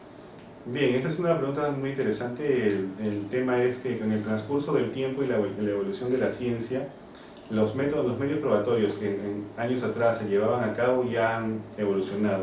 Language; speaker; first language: Spanish; native; Spanish